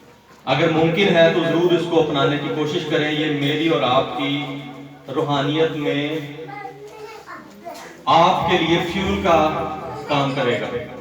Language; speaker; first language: Urdu; native; Urdu